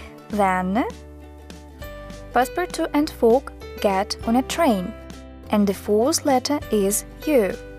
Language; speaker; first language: English; non-native, fluent; Ukrainian